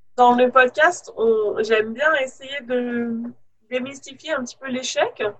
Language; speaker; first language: French; native; French